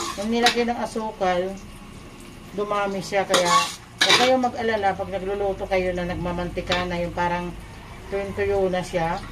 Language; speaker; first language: Filipino; non-native, local second language; Waray